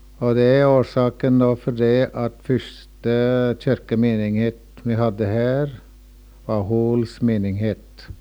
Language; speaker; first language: Norwegian; early bilingual, heritage; Norwegian